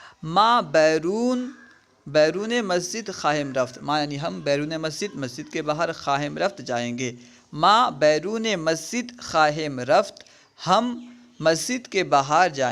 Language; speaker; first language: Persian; non-native, learner; Urdu